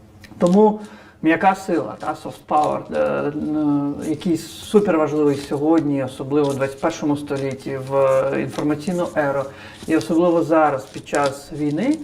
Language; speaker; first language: Ukrainian; non-native, fluent; Crimean Tatar